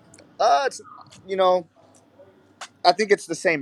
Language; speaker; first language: English; native; English